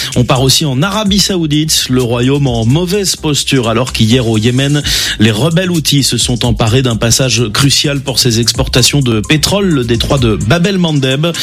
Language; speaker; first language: French; native; French